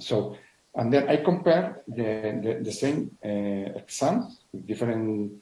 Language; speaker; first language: English; non-native, learner; Spanish